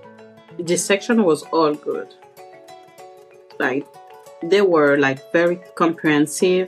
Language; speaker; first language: English; non-native, fluent; French